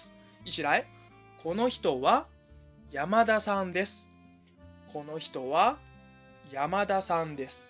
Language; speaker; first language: Japanese; non-native, fluent; Chinese